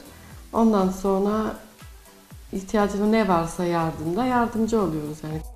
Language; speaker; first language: Turkish; early bilingual, heritage; Turkish